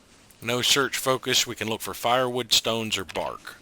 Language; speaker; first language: English; native; English